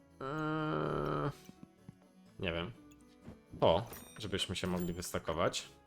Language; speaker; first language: Polish; native; Polish